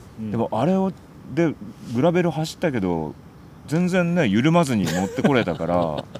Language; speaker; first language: Japanese; native; Japanese